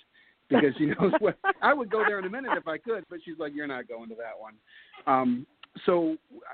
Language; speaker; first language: English; native; English